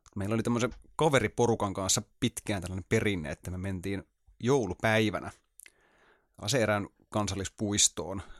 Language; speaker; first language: Finnish; native; Finnish